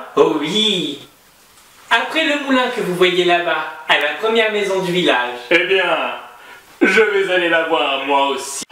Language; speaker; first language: French; native; French